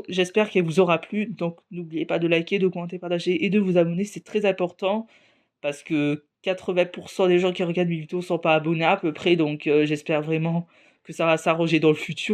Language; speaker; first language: French; native; French